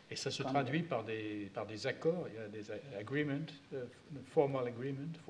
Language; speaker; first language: French; native; French